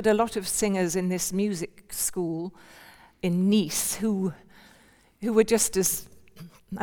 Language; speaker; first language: English; native; English